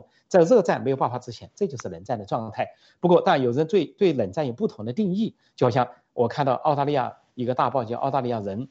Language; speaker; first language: Chinese; native; Chinese